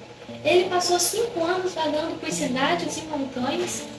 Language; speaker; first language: Portuguese; native; Portuguese